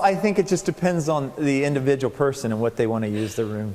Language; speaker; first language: English; native; English